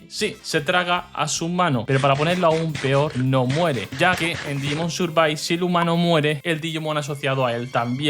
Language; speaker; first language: Spanish; native; Spanish